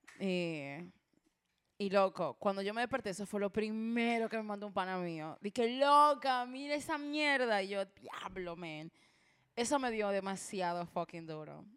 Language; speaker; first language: Spanish; native; Spanish